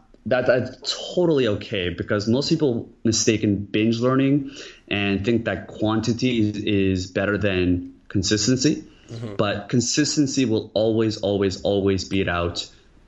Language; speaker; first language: English; early bilingual, other home language; Korean